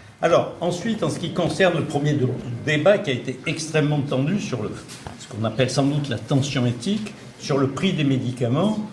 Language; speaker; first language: French; native; French